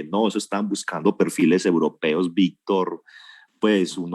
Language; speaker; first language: Spanish; native; Spanish